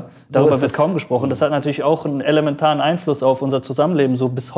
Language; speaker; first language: German; early bilingual, other home language; Persian